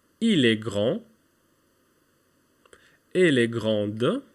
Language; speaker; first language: French; non-native, fluent; Ukrainian